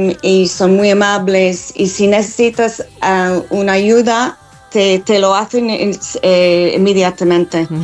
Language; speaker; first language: Spanish; non-native, fluent; English